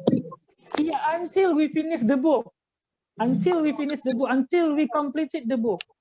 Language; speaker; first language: English; non-native, fluent; Indonesian